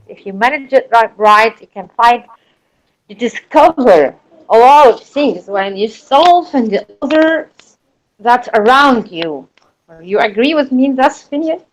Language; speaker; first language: English; non-native, learner; Arabic